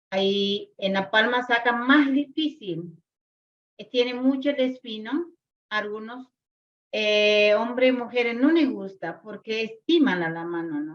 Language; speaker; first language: Spanish; non-native, local second language; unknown